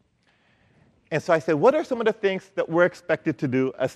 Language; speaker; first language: English; non-native, local second language; Filipino